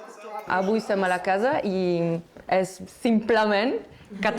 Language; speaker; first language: Catalan; non-native, local second language; French